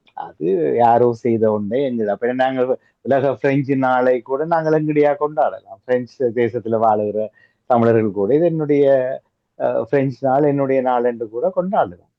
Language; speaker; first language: Tamil; native; Tamil